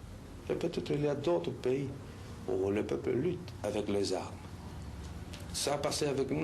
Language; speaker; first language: French; non-native, fluent; Spanish